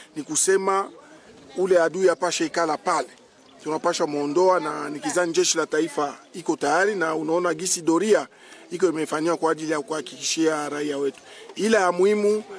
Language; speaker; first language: Swahili; native; Swahili